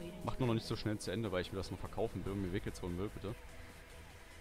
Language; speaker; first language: German; native; German